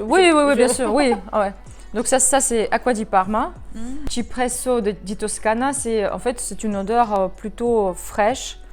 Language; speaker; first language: French; non-native, fluent; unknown